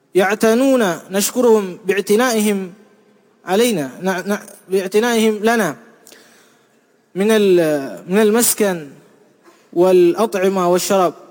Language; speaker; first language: Arabic; non-native, fluent; Indonesian